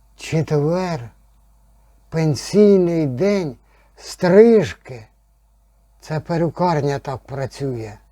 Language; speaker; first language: Ukrainian; native; Ukrainian